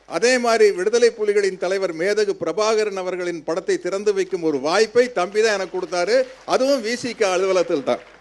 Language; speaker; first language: Tamil; native; Tamil